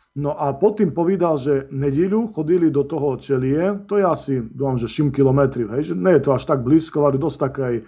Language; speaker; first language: Slovak; non-native, local second language; Rusyn